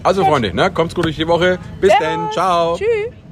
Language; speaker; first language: German; native; German